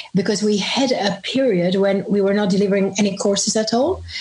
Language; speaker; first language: English; non-native, fluent; Albanian